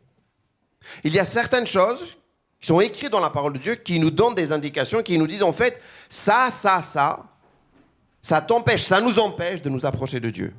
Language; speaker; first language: French; native; French